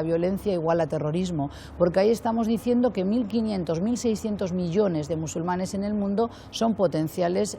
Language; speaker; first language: Spanish; native; Spanish